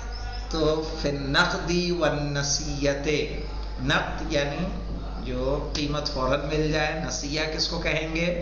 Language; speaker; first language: Urdu; native; Urdu